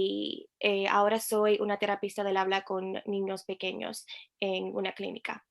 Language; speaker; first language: Spanish; early bilingual, heritage; Spanish